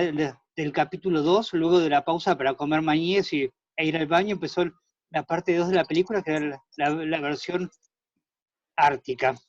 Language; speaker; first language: Spanish; native; Spanish